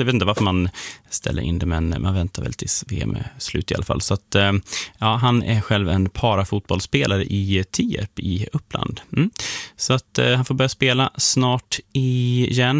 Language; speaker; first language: Swedish; native; Swedish